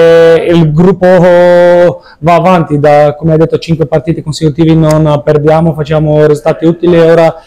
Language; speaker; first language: Italian; non-native, fluent; Macedonian